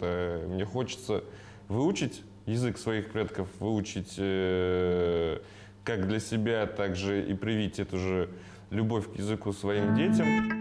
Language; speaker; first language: Russian; native; Russian